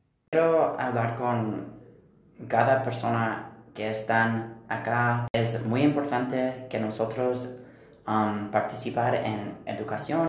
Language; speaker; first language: Spanish; non-native, learner; English